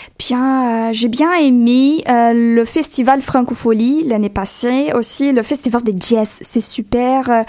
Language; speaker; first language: French; non-native, fluent; Portuguese